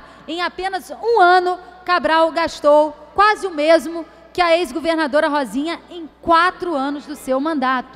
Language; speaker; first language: Portuguese; native; Portuguese